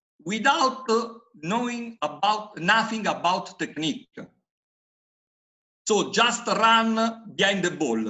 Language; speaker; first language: English; non-native, fluent; Italian